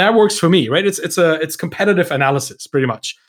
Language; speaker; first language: English; non-native, fluent; German